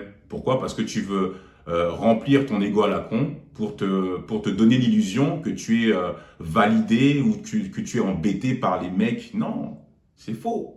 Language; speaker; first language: French; native; French